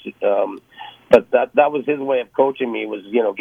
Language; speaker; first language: English; native; English